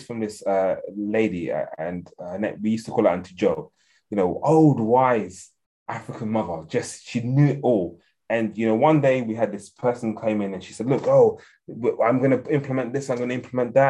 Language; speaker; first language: English; native; English